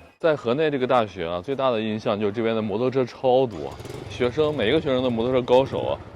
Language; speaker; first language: Chinese; native; Chinese